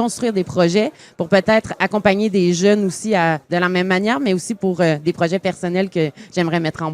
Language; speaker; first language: French; native; French